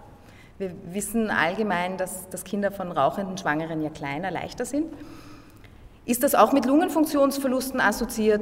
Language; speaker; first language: German; native; German